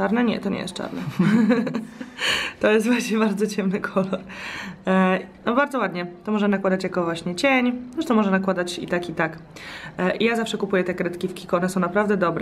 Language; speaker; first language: Polish; native; Polish